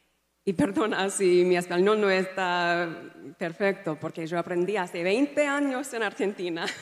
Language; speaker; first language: Spanish; non-native, learner; English